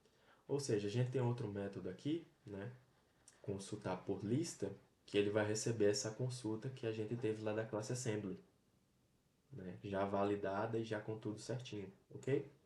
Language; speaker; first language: Portuguese; native; Portuguese